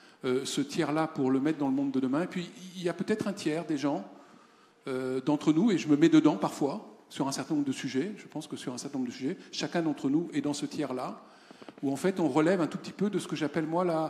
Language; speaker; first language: French; native; French